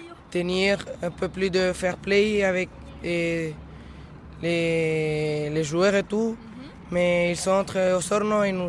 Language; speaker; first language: French; non-native, learner; Spanish